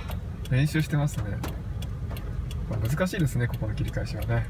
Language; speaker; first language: Japanese; native; Japanese